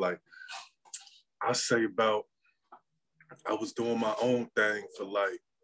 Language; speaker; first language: English; native; English